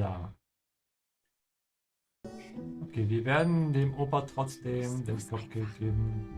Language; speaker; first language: German; non-native, fluent; English